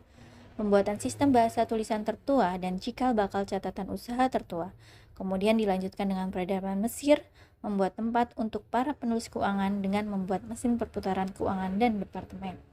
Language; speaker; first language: Indonesian; native; Indonesian